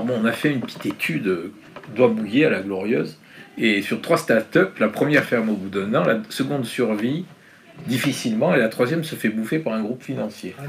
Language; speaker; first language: French; native; French